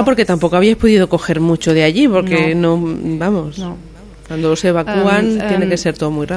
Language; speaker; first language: Spanish; native; Spanish